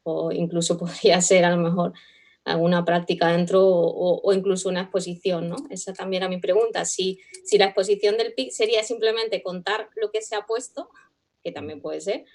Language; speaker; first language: Spanish; native; Spanish